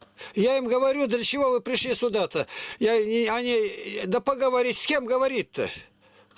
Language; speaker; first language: Russian; native; Russian